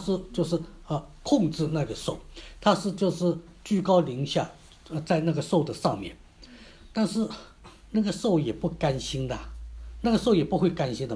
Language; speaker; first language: Chinese; native; Chinese